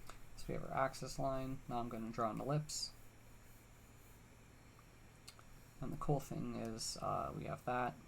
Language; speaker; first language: English; native; English